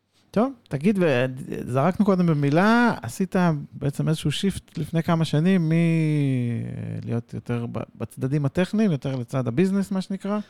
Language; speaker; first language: Hebrew; native; Hebrew